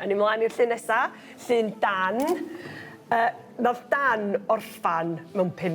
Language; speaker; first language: Welsh; native; Welsh